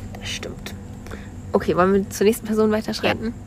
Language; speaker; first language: German; native; German